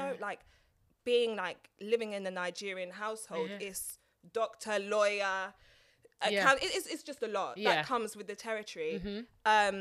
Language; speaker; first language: English; native; English